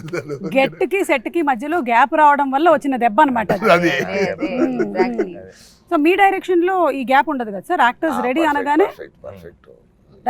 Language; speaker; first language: Telugu; native; Telugu